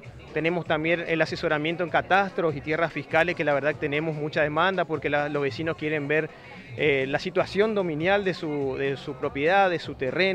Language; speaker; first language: Spanish; native; Spanish